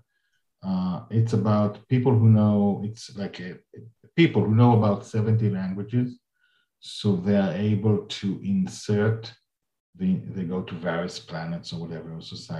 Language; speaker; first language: English; non-native, fluent; Hebrew